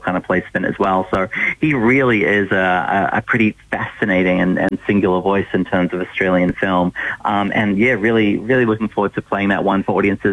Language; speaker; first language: English; native; English